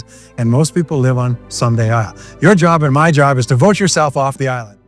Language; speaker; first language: English; native; English